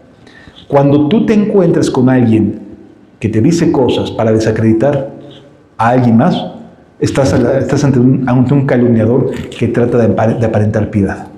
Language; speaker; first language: Spanish; native; Spanish